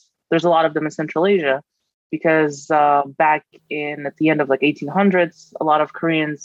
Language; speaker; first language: English; non-native, fluent; Kazakh